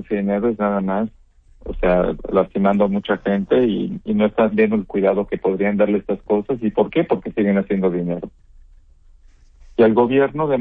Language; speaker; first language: Spanish; native; Spanish